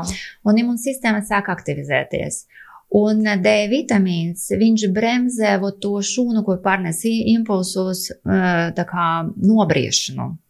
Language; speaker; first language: Latvian; non-native, local second language; Russian